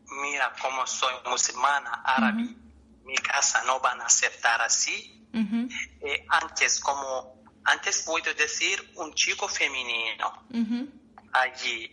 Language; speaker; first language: Spanish; non-native, learner; Arabic